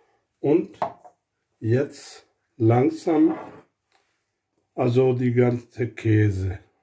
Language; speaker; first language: German; non-native, learner; Urdu